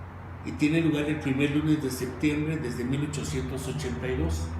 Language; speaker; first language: Spanish; native; Spanish